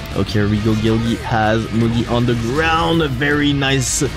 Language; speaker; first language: English; non-native, fluent; French